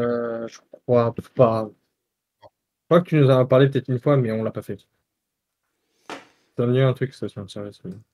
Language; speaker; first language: French; native; French